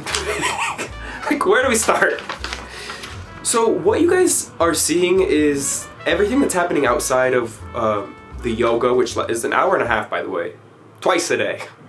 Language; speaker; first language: English; native; English